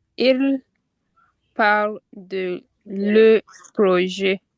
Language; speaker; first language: French; non-native, learner; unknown